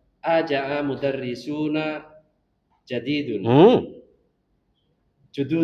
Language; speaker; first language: Arabic; non-native, learner; Indonesian